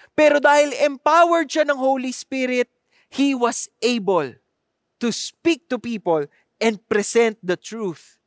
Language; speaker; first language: English; non-native, local second language; Filipino